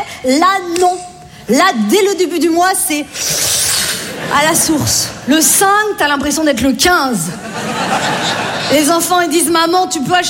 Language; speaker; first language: French; native; French